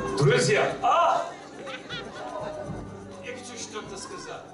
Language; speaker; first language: Russian; non-native, learner; English